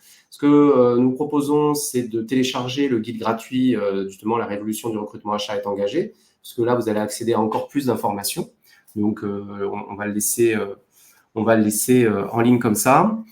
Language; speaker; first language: French; native; French